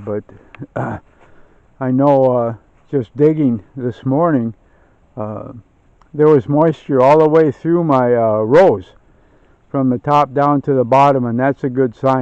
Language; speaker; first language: English; native; English